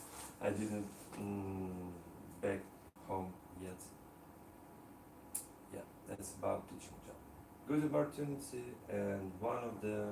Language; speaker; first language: English; non-native, learner; Russian